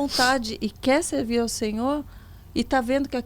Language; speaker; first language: Portuguese; native; Portuguese